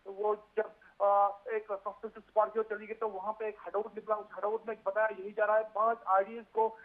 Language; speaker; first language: Urdu; non-native, local second language; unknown